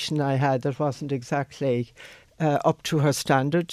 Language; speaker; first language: English; non-native, local second language; Irish